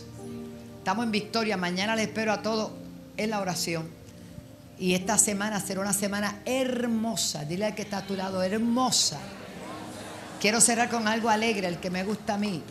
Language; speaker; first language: Spanish; native; Spanish